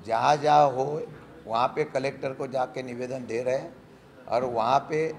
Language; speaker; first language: Hindi; non-native, local second language; Marathi